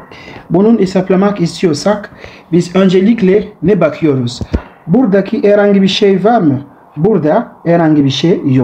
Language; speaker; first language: Turkish; non-native, learner; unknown